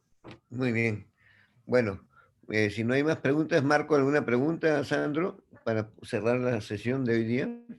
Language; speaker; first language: Spanish; native; Spanish